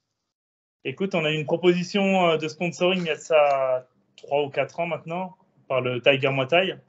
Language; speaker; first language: French; native; French